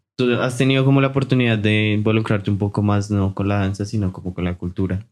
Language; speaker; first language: Spanish; native; Spanish